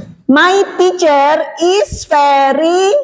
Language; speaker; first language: English; non-native, learner; Indonesian